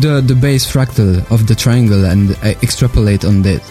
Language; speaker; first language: English; non-native, fluent; French